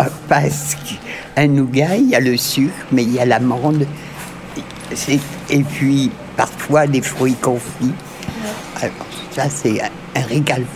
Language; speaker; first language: French; native; French